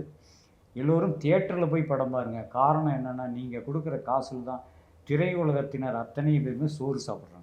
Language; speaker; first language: Tamil; native; Tamil